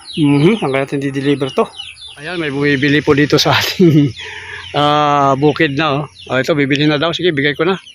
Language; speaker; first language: Filipino; native; Filipino